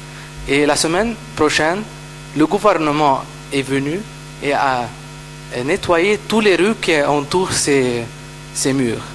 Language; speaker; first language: French; non-native, fluent; Arabic